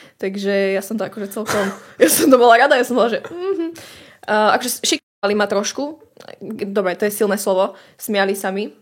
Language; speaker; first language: Slovak; early bilingual, other home language; English